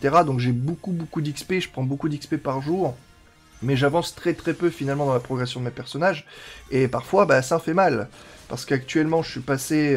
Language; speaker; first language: French; native; French